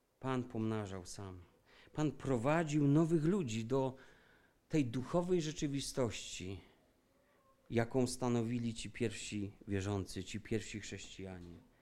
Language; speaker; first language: Polish; native; Polish